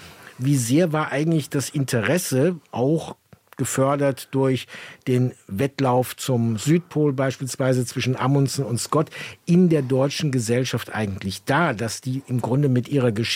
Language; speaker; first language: German; native; German